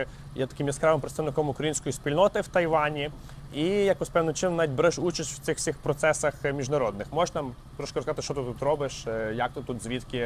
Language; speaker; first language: Ukrainian; native; Ukrainian